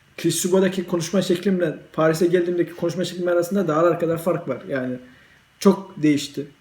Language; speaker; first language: Turkish; early bilingual, heritage; Turkish